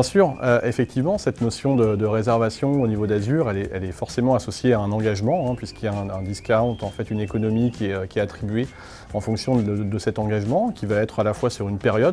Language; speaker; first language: French; native; French